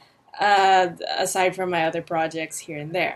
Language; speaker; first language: English; non-native, local second language; Filipino